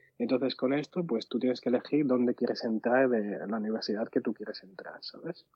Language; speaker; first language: Spanish; early bilingual, other home language; Arabic